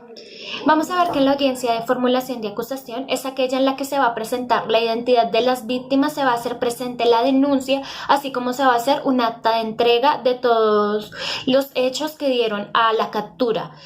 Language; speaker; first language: Spanish; native; Spanish